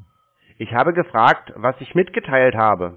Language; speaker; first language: German; native; German